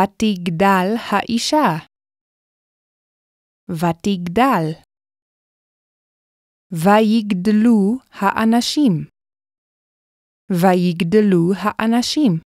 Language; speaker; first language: Hebrew; non-native, fluent; English